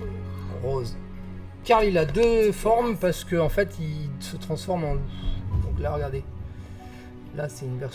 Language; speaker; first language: French; native; French